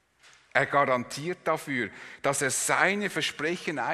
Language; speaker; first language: German; native; German